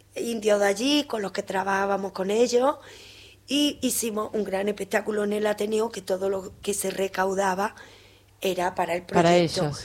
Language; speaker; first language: Spanish; native; Spanish